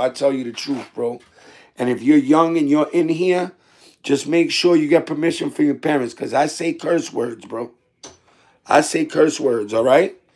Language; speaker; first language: English; native; English